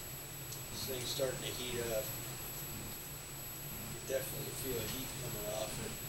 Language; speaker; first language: English; native; English